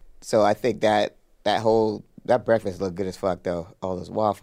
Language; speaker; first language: English; native; English